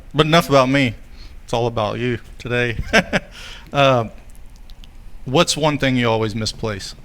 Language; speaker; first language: English; native; English